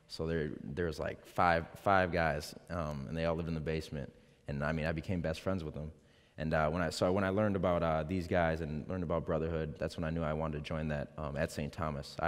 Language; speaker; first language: English; native; English